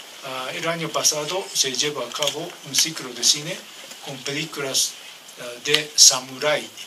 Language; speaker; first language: Spanish; non-native, learner; Japanese